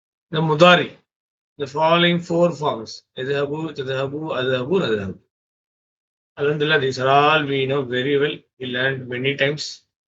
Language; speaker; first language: English; non-native, local second language; Tamil